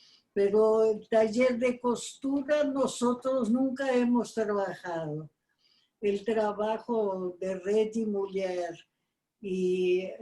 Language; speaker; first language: Spanish; non-native, fluent; Portuguese